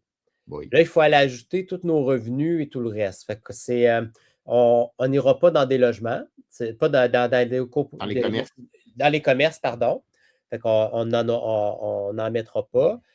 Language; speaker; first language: French; native; French